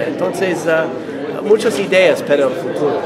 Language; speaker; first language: Spanish; non-native, learner; English